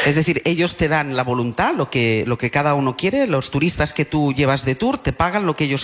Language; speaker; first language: Spanish; native; Spanish